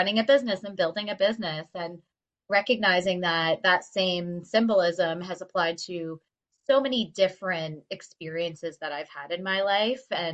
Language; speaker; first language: English; native; English